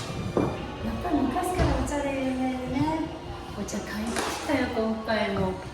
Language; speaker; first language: Japanese; native; Japanese